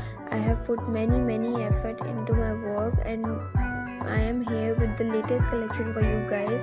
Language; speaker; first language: English; non-native, local second language; Urdu